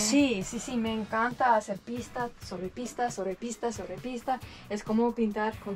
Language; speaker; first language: Spanish; non-native, fluent; English